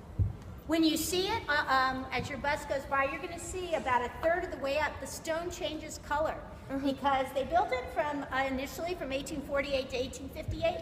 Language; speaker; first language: English; native; English